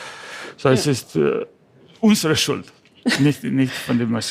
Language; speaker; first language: German; non-native, learner; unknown